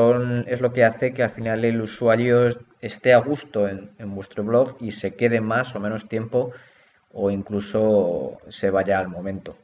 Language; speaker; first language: Spanish; native; Spanish